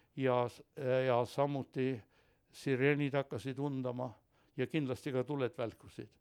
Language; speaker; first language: Estonian; early bilingual, heritage; Estonian